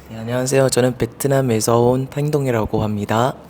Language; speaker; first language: Korean; non-native, fluent; Vietnamese